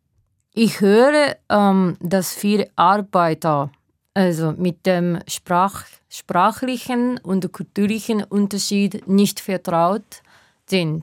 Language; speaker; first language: German; non-native, fluent; Japanese